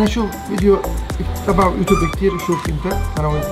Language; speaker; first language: Arabic; non-native, learner; Turkish